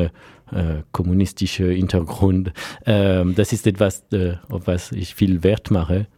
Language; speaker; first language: German; non-native, fluent; French